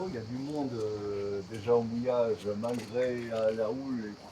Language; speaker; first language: French; native; French